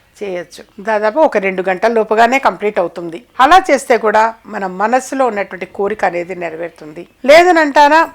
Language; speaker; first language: Telugu; native; Telugu